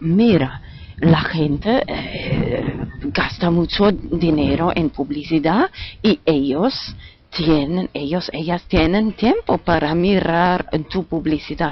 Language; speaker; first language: Spanish; non-native, learner; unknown